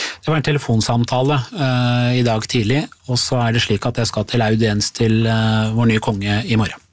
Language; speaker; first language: Norwegian; native; Norwegian